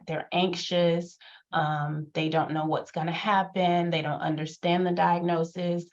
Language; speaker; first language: English; native; English